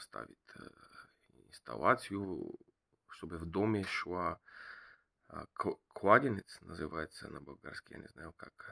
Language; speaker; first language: Russian; non-native, learner; Bulgarian